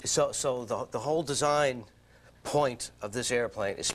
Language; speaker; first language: English; native; English